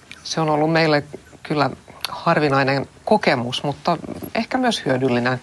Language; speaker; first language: Finnish; non-native, local second language; Swedish